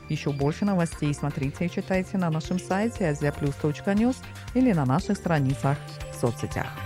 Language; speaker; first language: Russian; non-native, local second language; Tajik